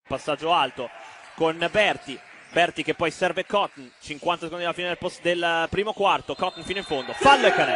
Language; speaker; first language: Italian; native; Italian